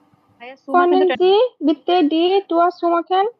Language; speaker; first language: German; non-native, learner; Bangla